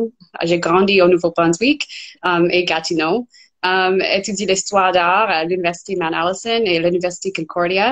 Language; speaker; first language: French; non-native, fluent; English